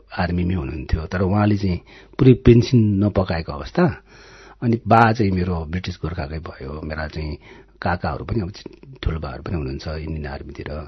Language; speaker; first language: Nepali; non-native, local second language; Gurung